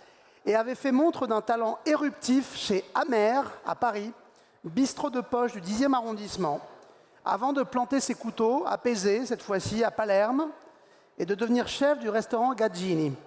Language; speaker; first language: French; native; French